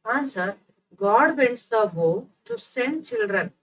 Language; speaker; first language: English; non-native, local second language; Kannada